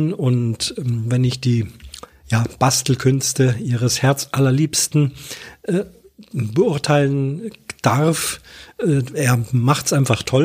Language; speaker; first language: German; native; German